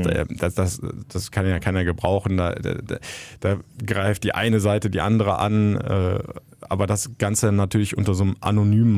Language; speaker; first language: German; native; German